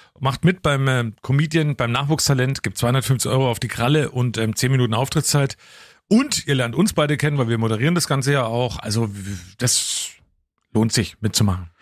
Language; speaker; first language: German; native; German